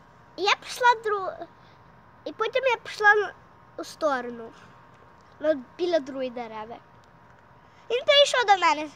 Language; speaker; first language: Ukrainian; early bilingual, heritage; Ukrainian